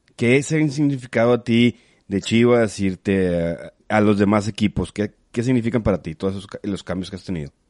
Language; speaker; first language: Spanish; native; Spanish